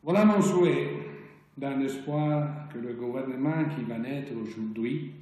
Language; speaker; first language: French; non-native, local second language; Italian